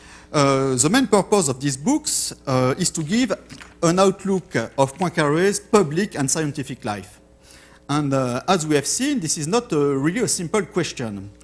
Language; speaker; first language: English; non-native, fluent; French